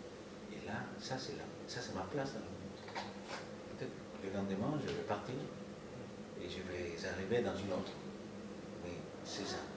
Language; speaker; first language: French; non-native, fluent; Spanish